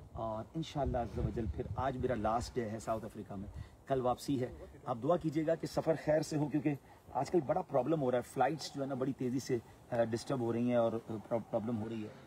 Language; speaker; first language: Urdu; native; Urdu